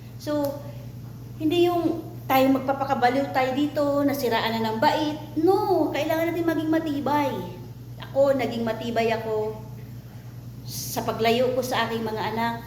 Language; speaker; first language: Filipino; non-native, local second language; Cebuano